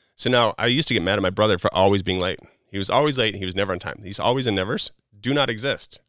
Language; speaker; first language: English; native; English